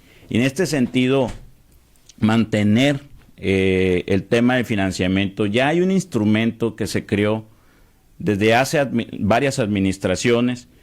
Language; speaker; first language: Spanish; native; Spanish